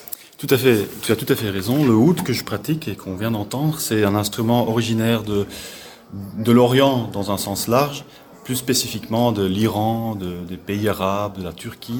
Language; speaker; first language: French; non-native, local second language; Dutch